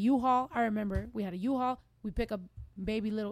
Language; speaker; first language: English; native; English